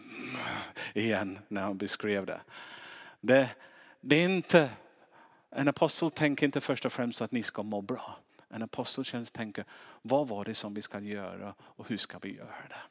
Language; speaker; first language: Swedish; non-native, fluent; English